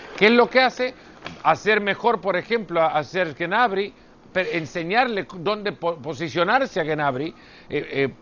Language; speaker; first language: Spanish; native; Spanish